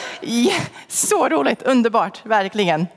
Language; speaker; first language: Swedish; non-native, fluent; English